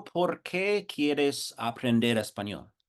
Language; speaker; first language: Spanish; non-native, fluent; English